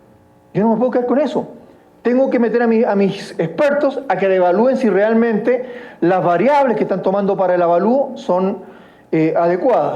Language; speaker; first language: Spanish; native; Spanish